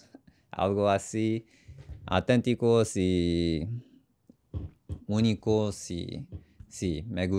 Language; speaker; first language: Spanish; non-native, learner; English